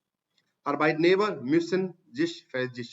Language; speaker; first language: German; non-native, fluent; Hindi